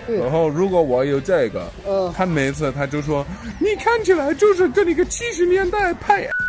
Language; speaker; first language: Chinese; non-native, fluent; English